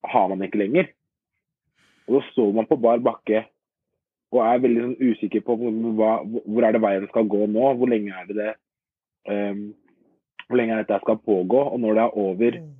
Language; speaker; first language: Norwegian; early bilingual, other home language; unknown